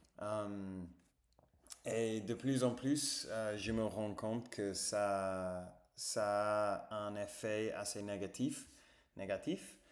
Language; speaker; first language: French; non-native, fluent; English